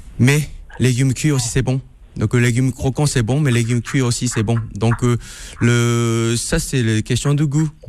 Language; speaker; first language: French; non-native, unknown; Japanese